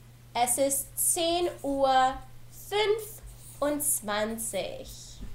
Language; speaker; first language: German; non-native, learner; English